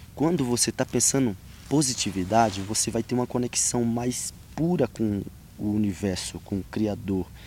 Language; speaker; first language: Portuguese; non-native, local second language; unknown